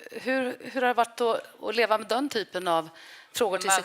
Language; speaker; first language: Swedish; native; Swedish